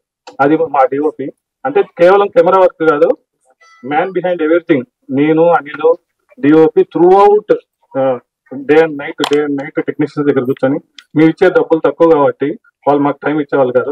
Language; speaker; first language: Telugu; native; Telugu